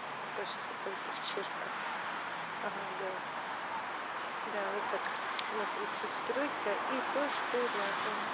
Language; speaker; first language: Russian; native; Russian